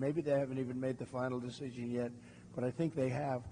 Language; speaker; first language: English; native; English